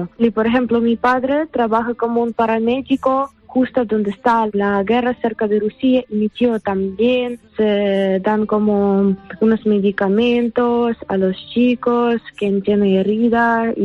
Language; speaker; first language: Spanish; non-native, learner; Ukrainian